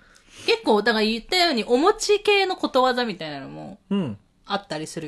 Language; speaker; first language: Japanese; native; Japanese